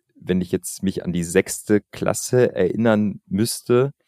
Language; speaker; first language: German; early bilingual, other home language; Albanian